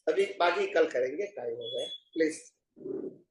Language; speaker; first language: Hindi; non-native, local second language; Gujarati